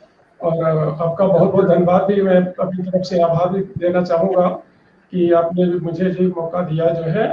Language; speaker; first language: Hindi; native; Hindi